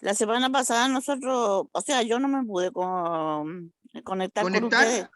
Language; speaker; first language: Spanish; native; Spanish